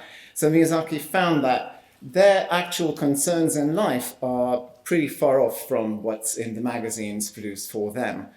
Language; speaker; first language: English; non-native, fluent; Hungarian